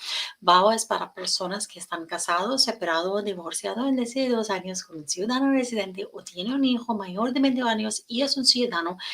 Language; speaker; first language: Spanish; non-native, learner; English